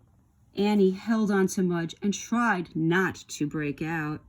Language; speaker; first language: English; native; English